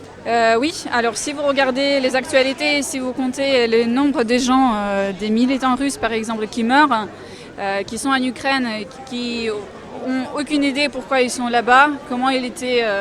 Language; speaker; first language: French; non-native, fluent; Russian